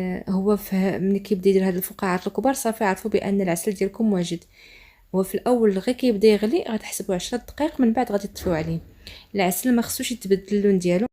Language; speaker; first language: Arabic; native; Arabic